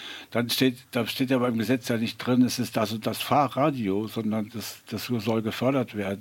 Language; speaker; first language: German; native; German